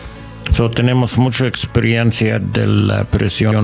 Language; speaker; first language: Spanish; non-native, learner; English